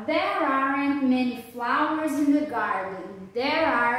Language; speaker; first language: English; non-native, fluent; Portuguese